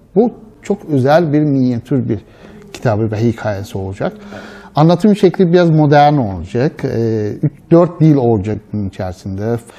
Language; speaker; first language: Turkish; non-native, fluent; Persian